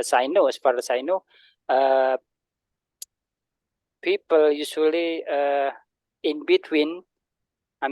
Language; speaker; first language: English; non-native, learner; Indonesian